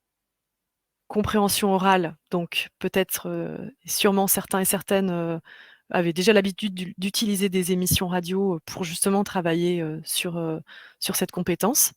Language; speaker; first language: French; native; French